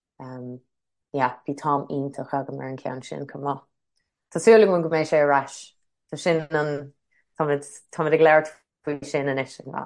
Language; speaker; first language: Irish; non-native, local second language; English